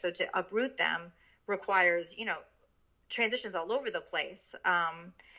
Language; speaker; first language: English; early bilingual, other home language; Japanese